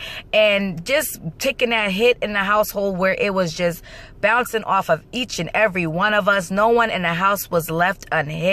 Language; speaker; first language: English; native; English